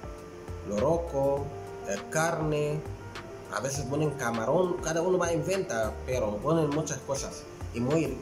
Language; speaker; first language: Spanish; non-native, fluent; Arabic